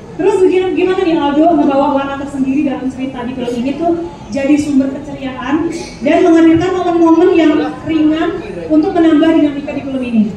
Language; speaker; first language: Indonesian; native; Indonesian